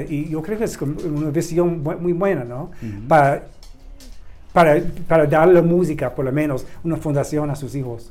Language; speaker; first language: Spanish; non-native, learner; English